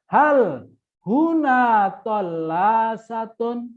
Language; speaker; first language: Arabic; non-native, fluent; Indonesian